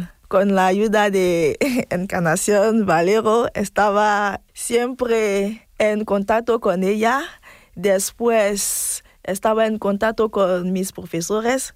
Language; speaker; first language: Spanish; non-native, fluent; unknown